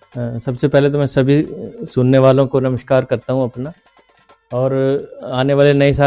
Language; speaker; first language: Hindi; native; Hindi